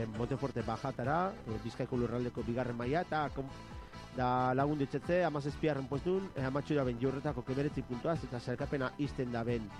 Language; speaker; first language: Basque; native; Basque